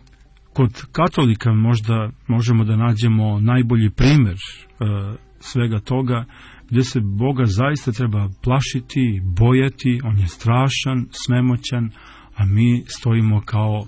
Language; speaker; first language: Serbian; native; Serbian